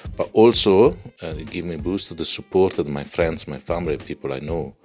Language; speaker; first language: English; non-native, fluent; Italian